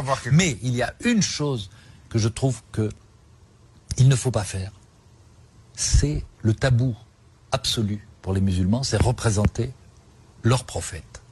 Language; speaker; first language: French; native; French